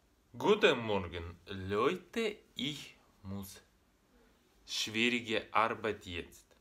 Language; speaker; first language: German; non-native, learner; Russian